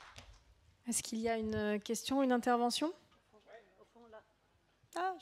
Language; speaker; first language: French; native; French